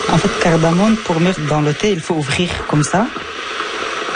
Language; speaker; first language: French; non-native, fluent; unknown